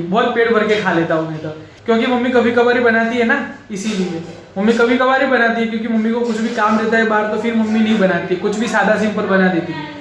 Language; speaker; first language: Hindi; non-native, local second language; Marathi